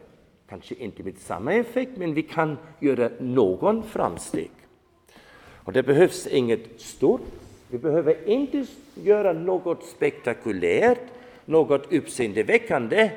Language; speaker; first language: Swedish; non-native, fluent; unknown